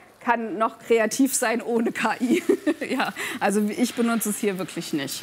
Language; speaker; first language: German; native; German